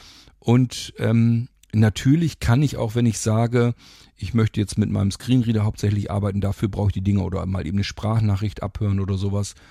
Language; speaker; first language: German; native; German